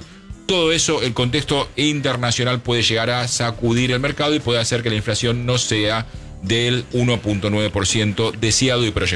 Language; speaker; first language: Spanish; native; Spanish